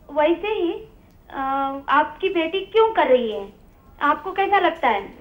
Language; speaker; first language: Hindi; non-native, local second language; Marathi